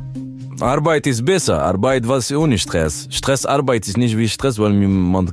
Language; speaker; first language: German; non-native, learner; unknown